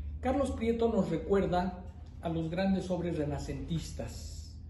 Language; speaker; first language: Spanish; native; Spanish